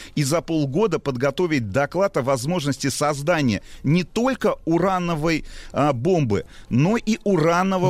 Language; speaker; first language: Russian; native; Russian